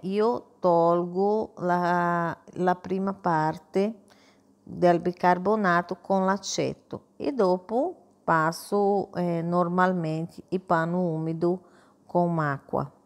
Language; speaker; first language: Italian; non-native, fluent; Portuguese